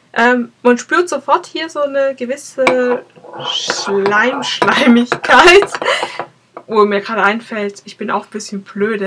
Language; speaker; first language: German; native; German